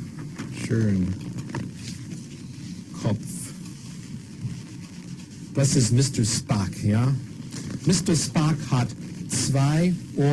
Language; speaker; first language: German; non-native, fluent; English